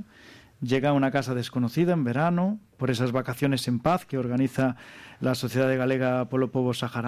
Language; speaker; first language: Spanish; native; Spanish